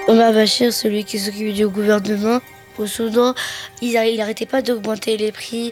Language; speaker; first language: French; early bilingual, other home language; Arabic